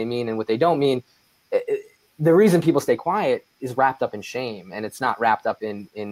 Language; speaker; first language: English; native; English